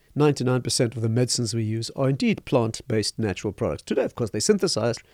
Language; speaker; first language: English; native; English